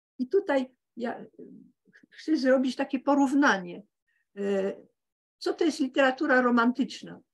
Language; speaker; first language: Polish; early bilingual, heritage; Polish